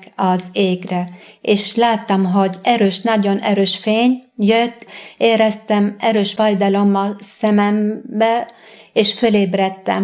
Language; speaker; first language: Hungarian; non-native, fluent; Arabic